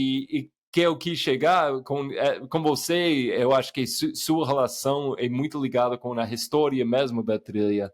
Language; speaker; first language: Portuguese; non-native, fluent; English